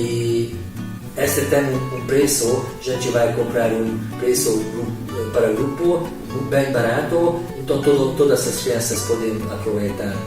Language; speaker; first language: Portuguese; non-native, fluent; Hungarian